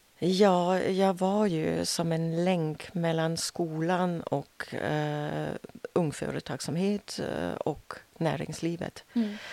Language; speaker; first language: Swedish; native; Swedish